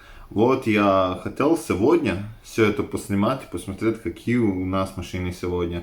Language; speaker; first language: Russian; non-native, fluent; Serbian